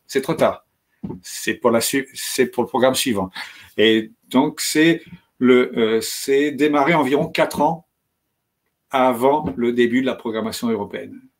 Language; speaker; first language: French; native; French